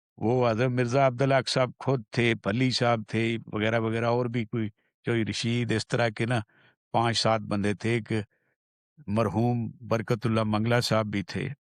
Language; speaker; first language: Urdu; non-native, local second language; Punjabi